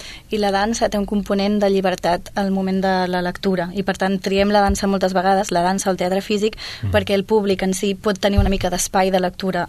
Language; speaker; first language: Catalan; non-native, fluent; Finnish